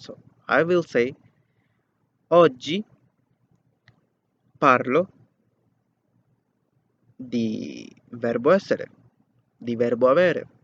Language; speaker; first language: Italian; non-native, fluent; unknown